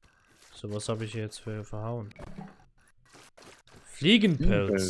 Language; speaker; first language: German; native; German